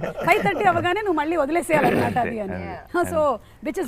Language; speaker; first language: Telugu; native; Telugu